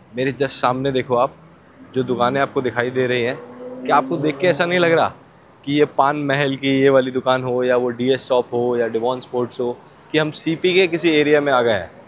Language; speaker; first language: Hindi; native; Hindi